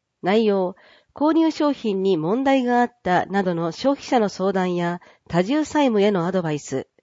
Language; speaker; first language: Japanese; native; Japanese